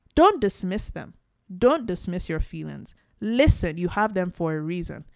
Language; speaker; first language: English; non-native, local second language; Yoruba